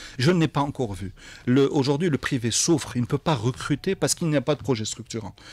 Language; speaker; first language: French; non-native, local second language; Arabic